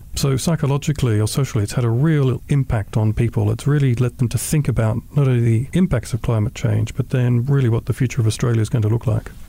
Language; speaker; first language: English; native; English